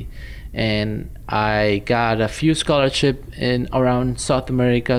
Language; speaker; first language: English; non-native, fluent; Spanish